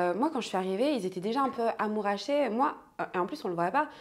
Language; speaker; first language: French; native; French